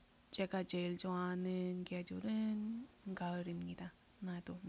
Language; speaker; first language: Korean; non-native, fluent; Iloko